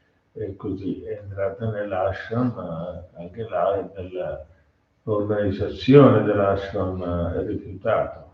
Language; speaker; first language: Italian; non-native, learner; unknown